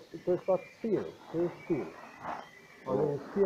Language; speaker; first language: Polish; non-native, learner; Croatian